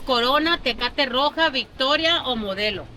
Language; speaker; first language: Spanish; native; Spanish